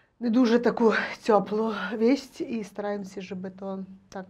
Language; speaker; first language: Polish; non-native, learner; Ukrainian